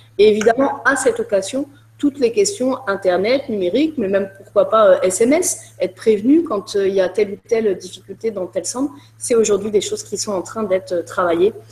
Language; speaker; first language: French; native; French